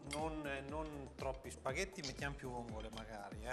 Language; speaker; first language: Italian; native; Italian